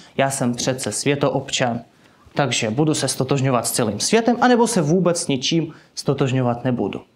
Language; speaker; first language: Czech; non-native, fluent; Russian